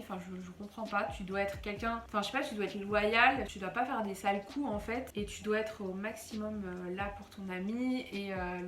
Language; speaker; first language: French; native; French